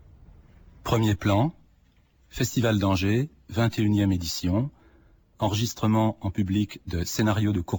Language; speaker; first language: French; native; French